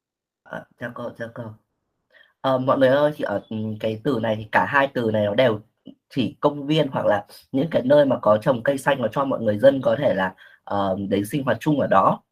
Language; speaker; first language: Vietnamese; native; Vietnamese